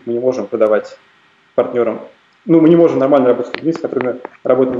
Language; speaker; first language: Russian; native; Russian